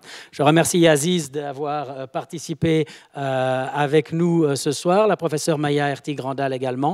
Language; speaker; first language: French; native; French